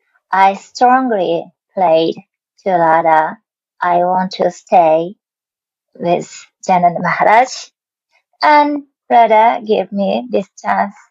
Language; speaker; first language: English; non-native, learner; Japanese